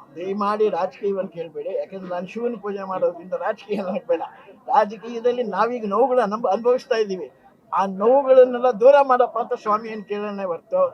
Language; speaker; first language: Kannada; native; Kannada